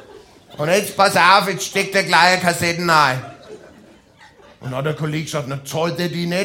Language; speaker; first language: German; native; German